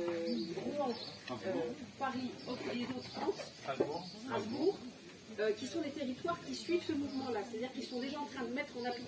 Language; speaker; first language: French; native; French